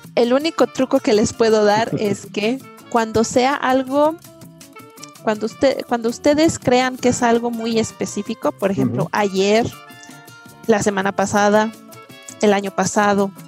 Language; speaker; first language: Spanish; native; Spanish